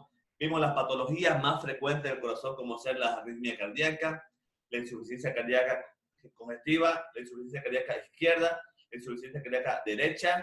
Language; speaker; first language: Spanish; native; Spanish